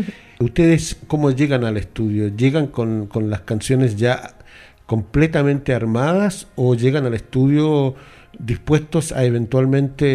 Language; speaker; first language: Spanish; native; Spanish